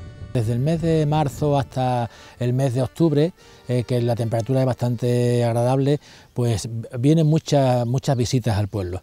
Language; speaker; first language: Spanish; native; Spanish